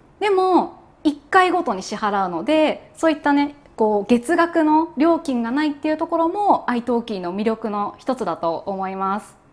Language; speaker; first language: Japanese; native; Japanese